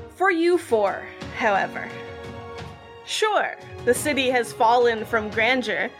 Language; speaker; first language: English; non-native, fluent; Hebrew